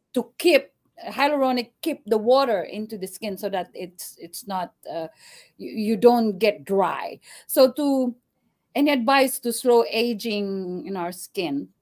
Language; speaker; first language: English; non-native, local second language; Cebuano